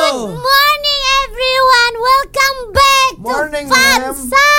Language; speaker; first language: English; non-native, learner; Indonesian